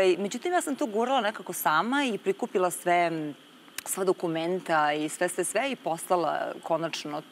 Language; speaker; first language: Serbian; native; Serbian